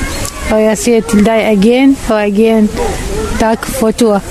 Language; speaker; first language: Danish; non-native, learner; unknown